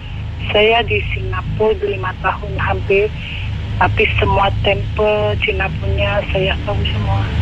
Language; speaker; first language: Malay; non-native, learner; Indonesian